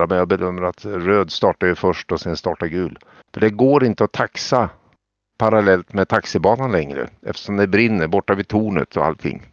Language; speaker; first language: Swedish; native; Swedish